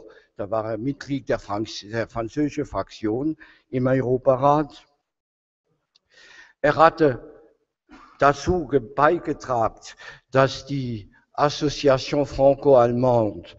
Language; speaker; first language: German; non-native, fluent; French